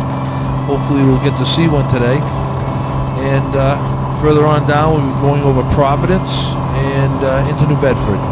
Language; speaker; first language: English; native; English